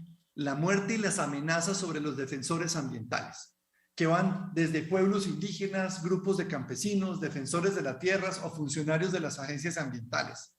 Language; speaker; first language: Spanish; native; Spanish